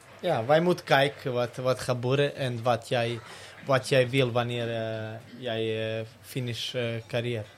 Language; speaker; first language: Dutch; non-native, learner; Serbian